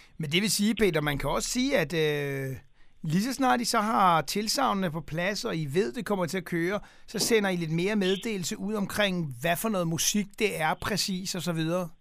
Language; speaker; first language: Danish; native; Danish